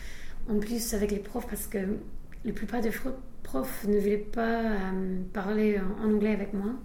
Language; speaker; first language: French; non-native, fluent; English